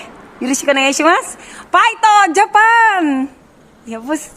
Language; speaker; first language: Japanese; non-native, learner; Filipino